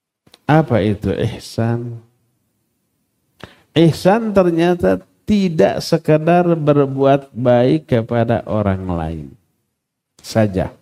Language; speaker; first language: Indonesian; non-native, local second language; Sundanese